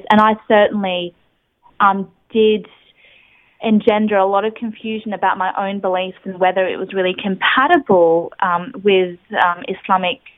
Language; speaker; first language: English; native; English